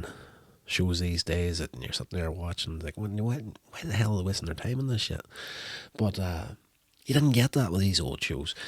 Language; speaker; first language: English; native; English